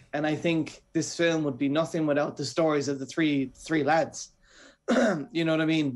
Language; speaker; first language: English; native; English